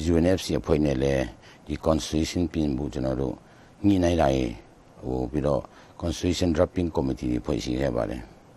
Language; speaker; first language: Burmese; non-native, local second language; Tedim Chin